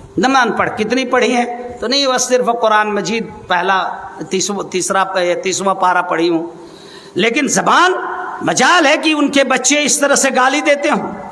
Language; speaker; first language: Urdu; native; Urdu